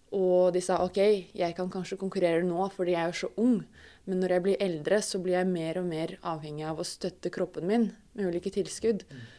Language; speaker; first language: Norwegian; non-native, fluent; Russian